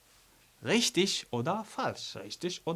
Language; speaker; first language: German; non-native, fluent; Arabic